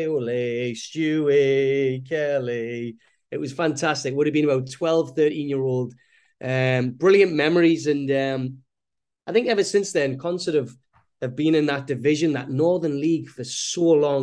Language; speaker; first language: English; native; English